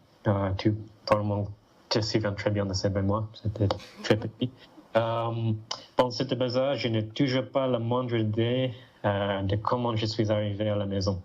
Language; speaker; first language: French; non-native, fluent; English